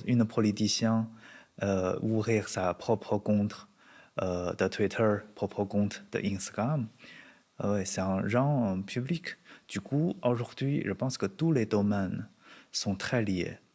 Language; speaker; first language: French; non-native, learner; Chinese